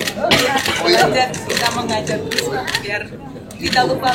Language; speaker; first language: Indonesian; non-native, fluent; Russian